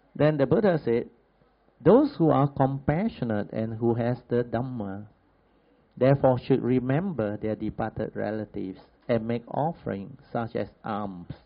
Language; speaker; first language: English; non-native, local second language; Min Nan Chinese